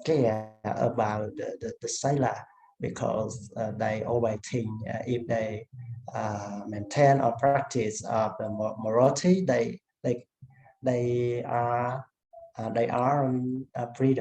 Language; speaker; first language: English; non-native, learner; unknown